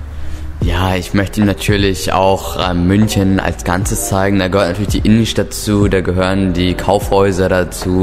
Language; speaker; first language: German; native; German